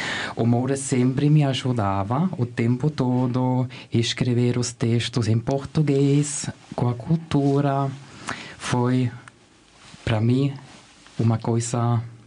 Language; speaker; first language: Portuguese; non-native, fluent; German